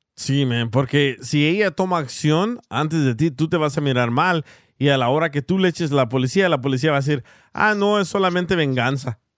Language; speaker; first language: Spanish; early bilingual, heritage; Spanish